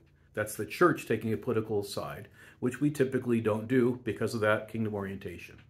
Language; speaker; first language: English; native; English